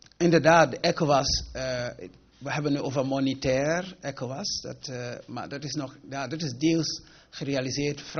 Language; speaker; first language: Dutch; non-native, fluent; Mandingo